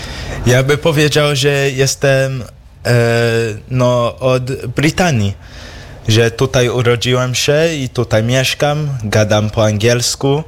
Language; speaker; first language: Polish; early bilingual, heritage; English